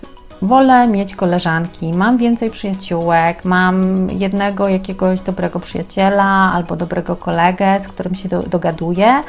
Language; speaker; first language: Polish; native; Polish